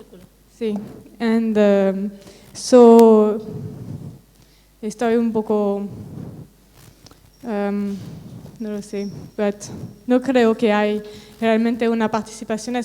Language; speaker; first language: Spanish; non-native, learner; French